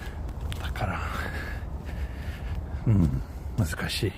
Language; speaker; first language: Japanese; non-native, fluent; Swedish